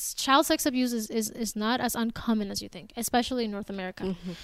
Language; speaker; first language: English; early bilingual, other home language; Spanish